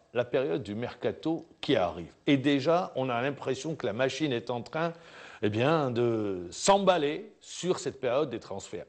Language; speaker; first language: French; non-native, local second language; Arabic